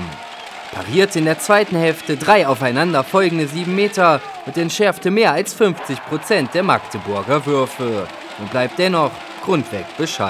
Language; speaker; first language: German; native; German